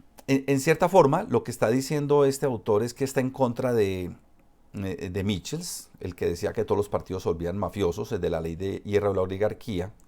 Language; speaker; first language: Spanish; native; Spanish